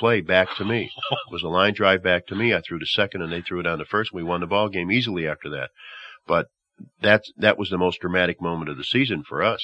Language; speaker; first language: English; native; English